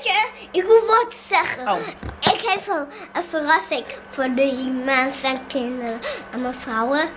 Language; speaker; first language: Dutch; early bilingual, other home language; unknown